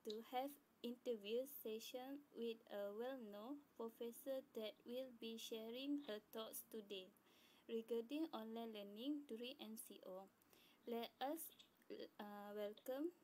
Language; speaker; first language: English; non-native, fluent; Malay